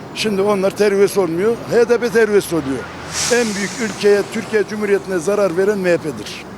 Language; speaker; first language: Turkish; non-native, local second language; Kurdish